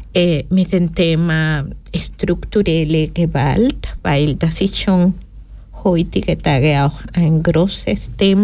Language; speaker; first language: German; non-native, fluent; Spanish